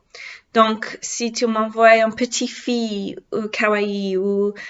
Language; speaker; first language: French; non-native, learner; English